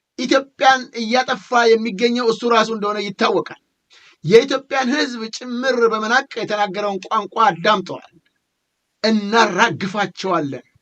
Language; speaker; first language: Amharic; native; Amharic